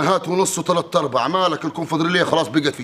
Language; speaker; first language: Arabic; native; Arabic